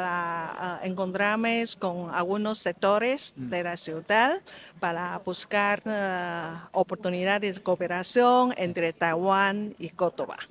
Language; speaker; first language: Spanish; non-native, local second language; Chinese